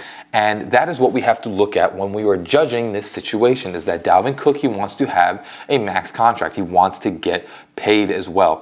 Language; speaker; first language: English; native; English